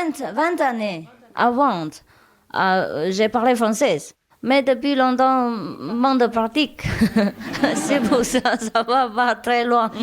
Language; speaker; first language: French; non-native, learner; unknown